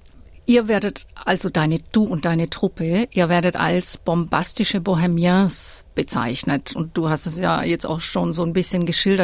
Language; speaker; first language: German; native; German